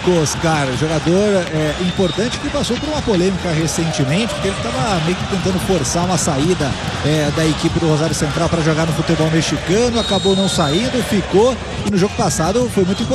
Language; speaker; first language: Portuguese; native; Portuguese